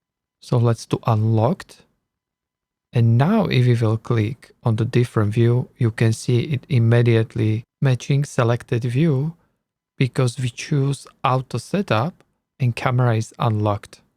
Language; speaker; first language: English; non-native, learner; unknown